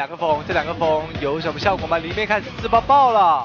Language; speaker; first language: Chinese; native; Chinese